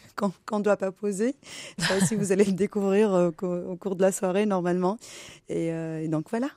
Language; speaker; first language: French; non-native, fluent; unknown